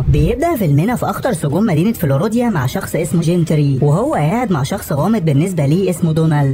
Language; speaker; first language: Arabic; native; Arabic